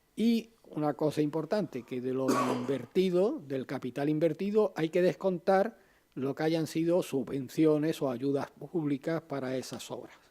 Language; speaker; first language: Spanish; native; Spanish